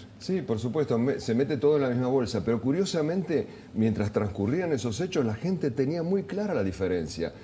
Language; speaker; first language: Spanish; native; Spanish